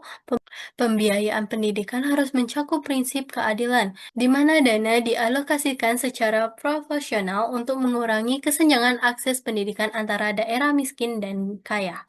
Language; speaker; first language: Indonesian; native; Indonesian